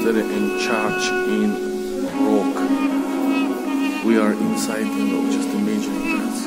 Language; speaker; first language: English; non-native, learner; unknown